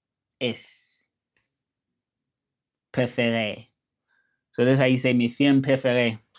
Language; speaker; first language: French; non-native, learner; English